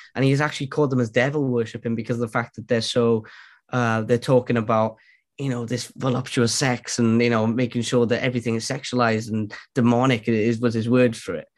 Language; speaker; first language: English; native; English